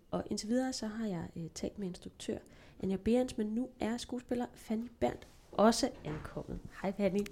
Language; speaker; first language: Danish; native; Danish